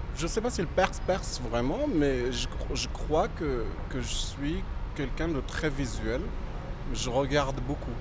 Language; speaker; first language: French; non-native, local second language; Berber languages